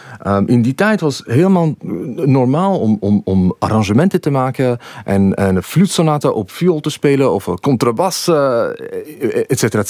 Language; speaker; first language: Dutch; non-native, fluent; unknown